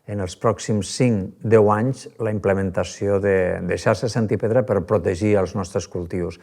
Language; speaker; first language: Catalan; native; Catalan